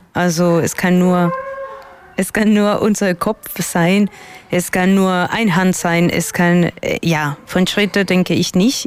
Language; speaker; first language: German; non-native, fluent; Spanish